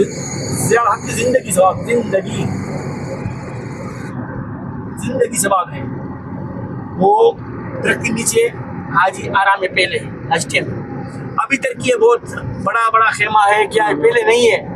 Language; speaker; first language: Hindi; non-native, learner; Baluchi